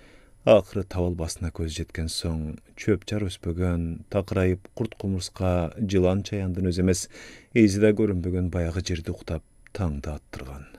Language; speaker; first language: Kyrgyz; native; Kyrgyz